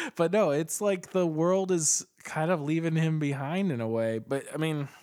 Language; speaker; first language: English; native; English